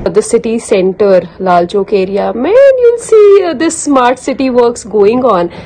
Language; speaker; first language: English; non-native, local second language; Kashmiri